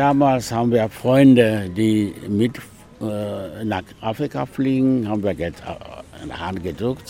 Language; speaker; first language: German; non-native, fluent; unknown